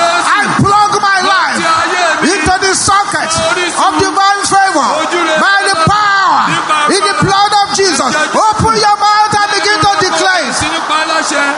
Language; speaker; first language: English; non-native, local second language; Yoruba